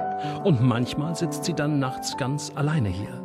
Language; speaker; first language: German; native; German